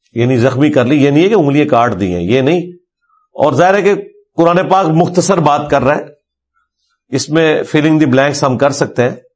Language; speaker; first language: Urdu; non-native, local second language; Punjabi